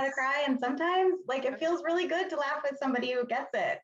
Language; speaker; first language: English; native; English